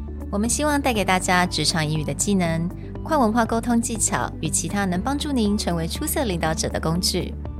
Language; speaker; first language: Chinese; native; Chinese